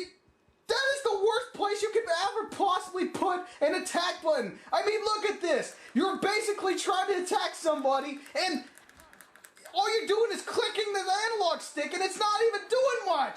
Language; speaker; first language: English; native; English